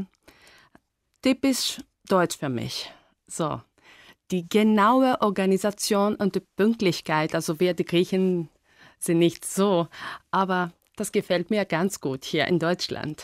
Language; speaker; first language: German; non-native, fluent; Greek